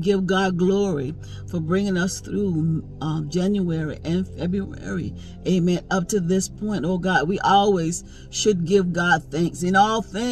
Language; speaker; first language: English; native; English